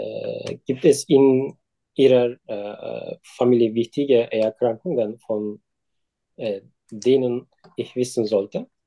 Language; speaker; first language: German; non-native, learner; Turkish